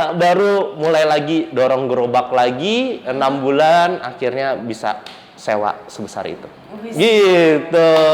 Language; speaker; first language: Indonesian; native; Indonesian